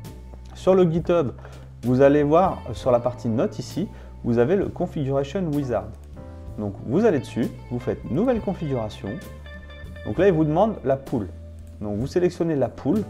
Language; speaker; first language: French; native; French